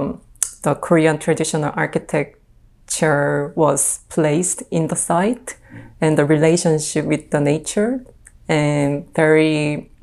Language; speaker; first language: English; non-native, fluent; Korean